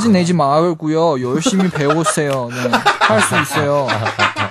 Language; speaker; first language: Korean; non-native, learner; Chinese